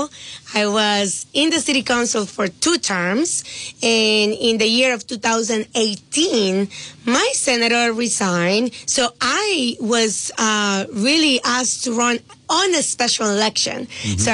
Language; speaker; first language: English; non-native, fluent; Spanish